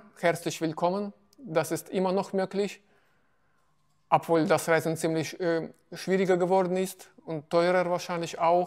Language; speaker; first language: German; non-native, fluent; Russian